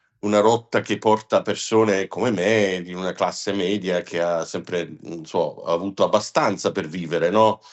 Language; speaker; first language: Italian; non-native, fluent; English